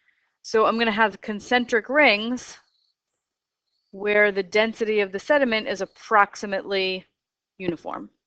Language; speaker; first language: English; native; English